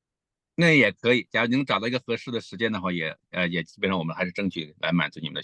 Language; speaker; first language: Chinese; native; Chinese